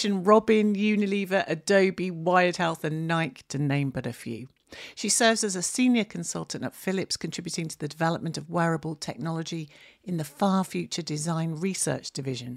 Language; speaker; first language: English; native; English